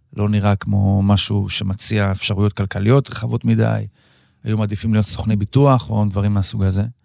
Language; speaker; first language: Hebrew; native; Hebrew